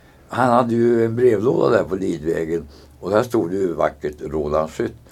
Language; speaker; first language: Swedish; native; Swedish